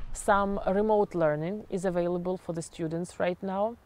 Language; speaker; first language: English; non-native, fluent; Ukrainian